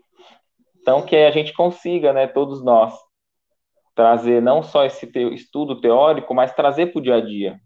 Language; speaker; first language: Portuguese; native; Portuguese